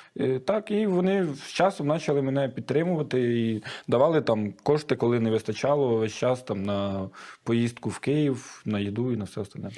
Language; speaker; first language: Ukrainian; native; Ukrainian